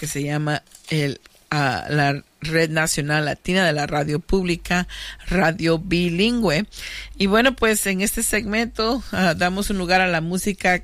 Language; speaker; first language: Spanish; native; Spanish